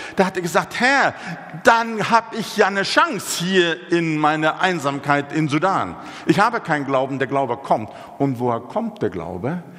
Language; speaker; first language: German; non-native, fluent; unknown